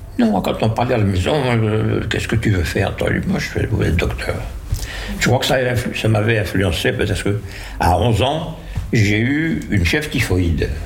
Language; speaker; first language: French; native; French